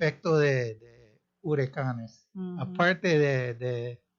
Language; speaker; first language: Spanish; non-native, fluent; English